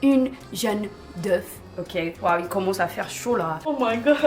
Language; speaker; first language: French; non-native, fluent; English